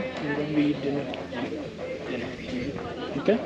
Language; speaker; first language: English; non-native, local second language; Hindi